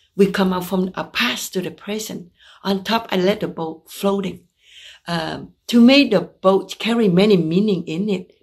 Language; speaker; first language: English; non-native, fluent; Vietnamese